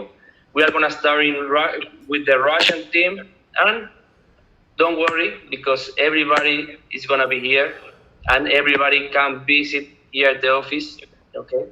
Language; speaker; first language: English; non-native, learner; Spanish